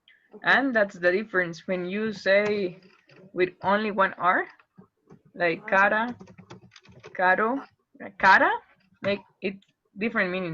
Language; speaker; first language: English; non-native, fluent; Spanish